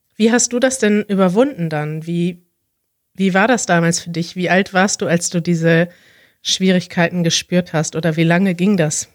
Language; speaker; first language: German; native; German